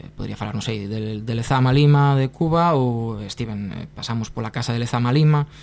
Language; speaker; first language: Galician; non-native, local second language; Spanish